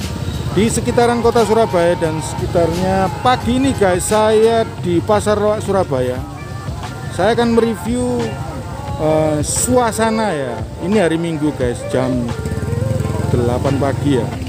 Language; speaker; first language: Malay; non-native, local second language; Javanese